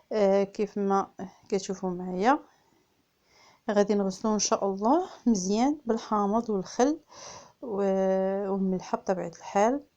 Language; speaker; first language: Arabic; native; Arabic